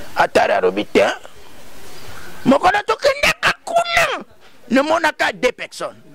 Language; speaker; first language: Lingala; native; Lingala